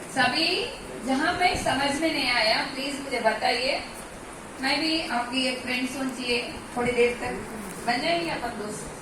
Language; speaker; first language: Hindi; non-native, local second language; Telugu